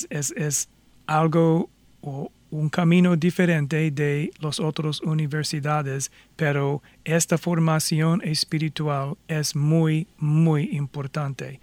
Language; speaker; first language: Spanish; non-native, fluent; English